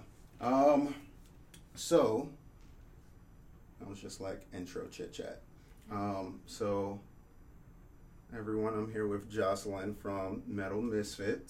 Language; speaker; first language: English; native; English